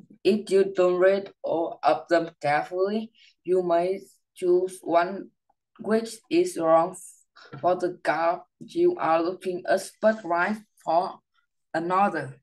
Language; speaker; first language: English; non-native, learner; Vietnamese